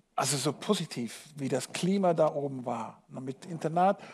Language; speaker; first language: German; native; German